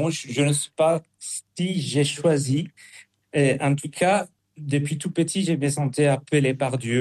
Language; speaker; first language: French; non-native, fluent; Spanish